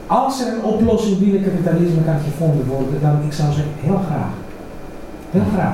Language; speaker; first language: Dutch; non-native, fluent; Greek